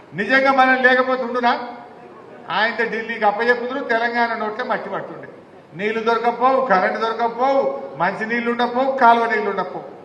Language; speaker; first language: Telugu; native; Telugu